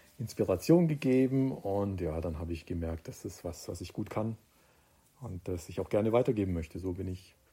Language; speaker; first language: German; early bilingual, other home language; Croatian